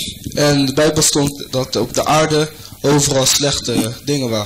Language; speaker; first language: Dutch; non-native, fluent; French